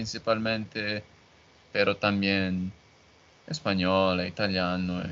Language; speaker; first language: Spanish; non-native, learner; Portuguese